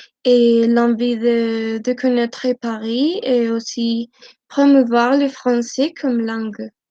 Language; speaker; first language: French; non-native, learner; Spanish